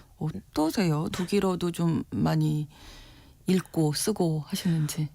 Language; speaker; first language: Korean; native; Korean